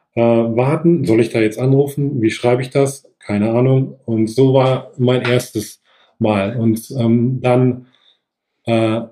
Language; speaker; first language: German; native; German